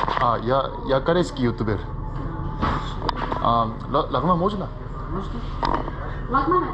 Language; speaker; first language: Russian; non-native, learner; Korean